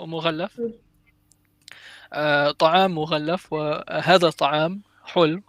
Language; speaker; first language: Arabic; non-native, learner; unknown